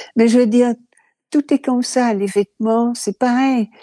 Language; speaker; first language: French; non-native, fluent; Dutch